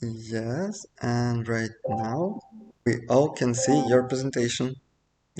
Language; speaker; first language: English; non-native, fluent; Russian